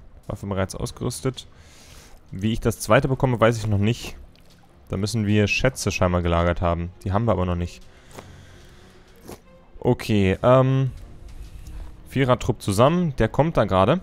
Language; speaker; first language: German; native; German